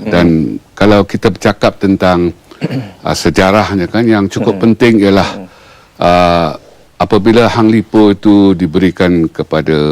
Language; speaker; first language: Malay; native; Malay